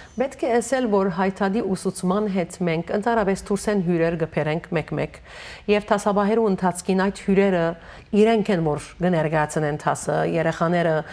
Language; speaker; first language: Armenian; native; Armenian